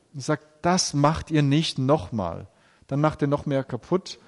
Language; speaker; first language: German; native; German